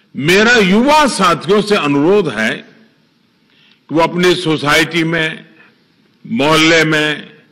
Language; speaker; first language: Hindi; native; Hindi